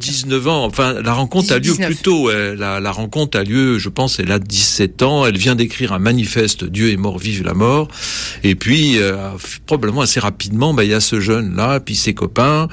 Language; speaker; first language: French; native; French